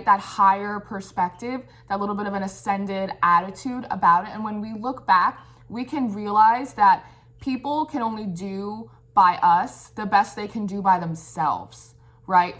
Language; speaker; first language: English; native; English